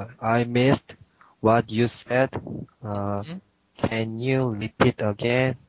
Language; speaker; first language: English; non-native, learner; Korean